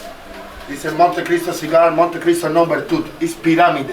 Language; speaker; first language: English; non-native, learner; Spanish